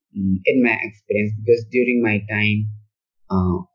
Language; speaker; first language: English; non-native, local second language; Manipuri